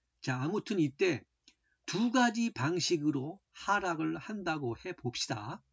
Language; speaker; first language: Korean; native; Korean